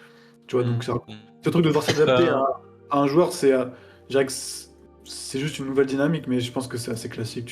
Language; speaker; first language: French; native; French